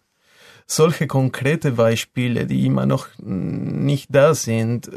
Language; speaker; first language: German; non-native, fluent; Spanish